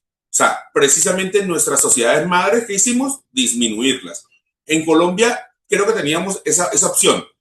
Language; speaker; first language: Spanish; native; Spanish